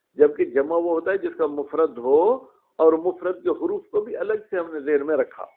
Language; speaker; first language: Urdu; non-native, local second language; Sindhi